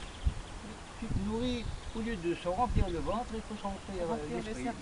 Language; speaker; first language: French; non-native, local second language; Kabyle